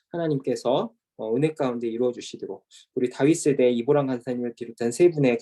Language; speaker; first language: Korean; native; Korean